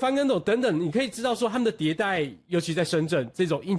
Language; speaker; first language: Chinese; native; Chinese